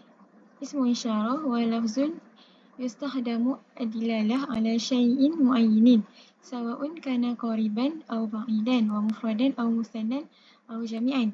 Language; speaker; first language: Arabic; non-native, learner; Malay